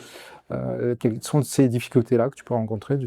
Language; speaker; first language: French; native; French